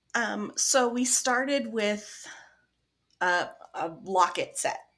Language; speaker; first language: English; native; English